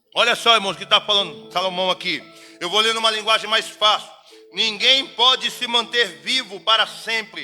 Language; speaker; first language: Portuguese; native; Portuguese